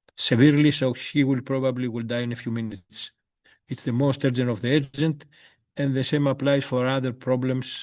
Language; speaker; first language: English; non-native, fluent; Greek